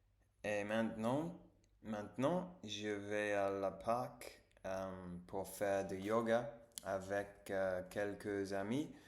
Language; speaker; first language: French; non-native, learner; English